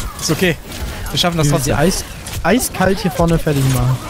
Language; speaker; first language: German; native; German